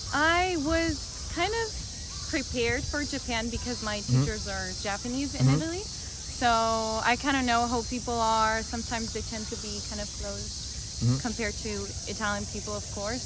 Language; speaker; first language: English; non-native, fluent; Italian